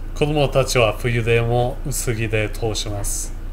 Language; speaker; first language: Japanese; non-native, learner; English